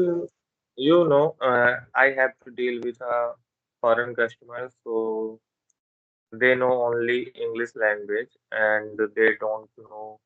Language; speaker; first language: English; non-native, learner; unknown